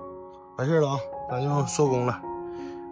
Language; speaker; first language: Chinese; native; Chinese